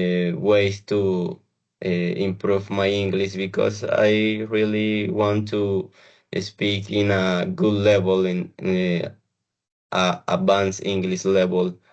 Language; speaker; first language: English; non-native, learner; Spanish